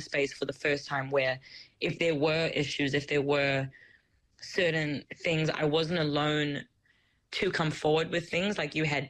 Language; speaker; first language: English; native; English